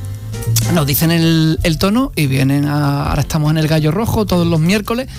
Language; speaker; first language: Spanish; native; Spanish